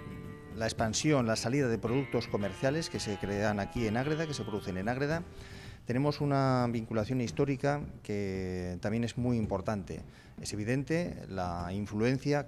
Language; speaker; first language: Spanish; native; Spanish